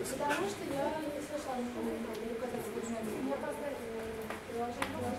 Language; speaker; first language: Russian; native; Russian